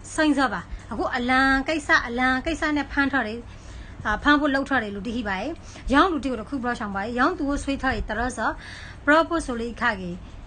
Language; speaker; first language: Burmese; native; Burmese